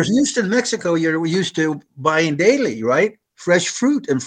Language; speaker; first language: English; native; English